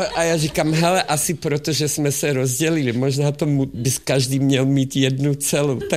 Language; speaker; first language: Czech; non-native, local second language; Hungarian